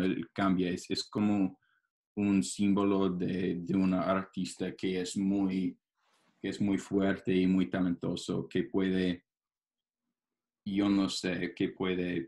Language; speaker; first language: Spanish; non-native, learner; English